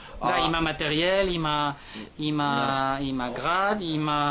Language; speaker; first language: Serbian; non-native, learner; French